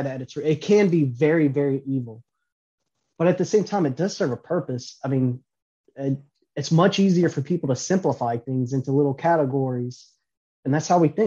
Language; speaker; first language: English; native; English